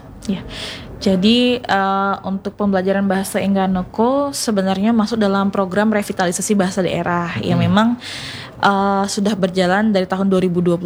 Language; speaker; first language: Indonesian; non-native, local second language; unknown